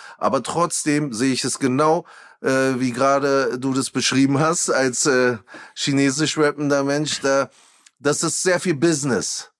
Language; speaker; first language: German; early bilingual, other home language; Turkish